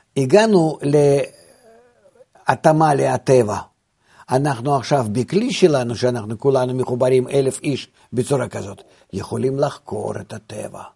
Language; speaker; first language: Hebrew; non-native, fluent; Russian